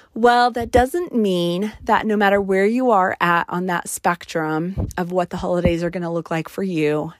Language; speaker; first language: English; native; English